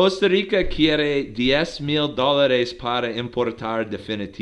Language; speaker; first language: Spanish; non-native, learner; English